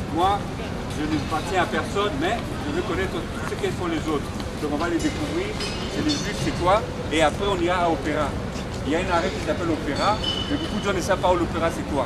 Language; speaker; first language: French; native; French